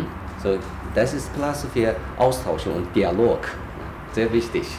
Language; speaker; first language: German; non-native, fluent; Chinese